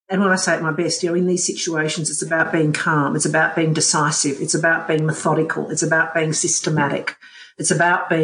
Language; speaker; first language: English; native; English